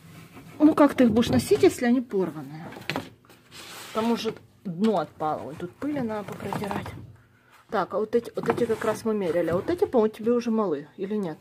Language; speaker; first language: Russian; native; Russian